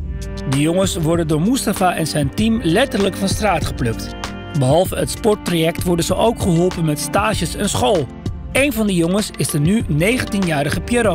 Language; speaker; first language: Dutch; native; Dutch